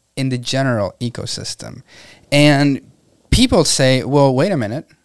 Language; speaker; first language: English; non-native, fluent; Spanish